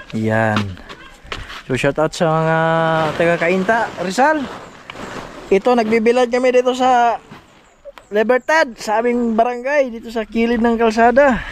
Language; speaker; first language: Filipino; non-native, local second language; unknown